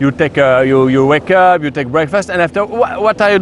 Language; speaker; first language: English; non-native, learner; French